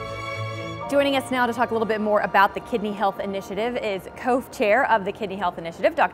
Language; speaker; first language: English; native; English